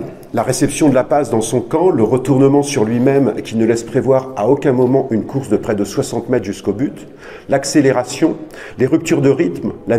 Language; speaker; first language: French; native; French